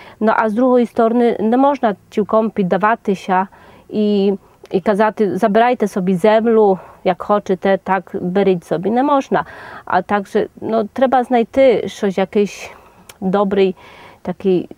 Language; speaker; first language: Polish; non-native, local second language; Ukrainian